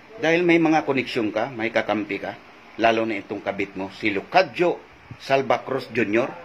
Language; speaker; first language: Filipino; non-native, local second language; Cebuano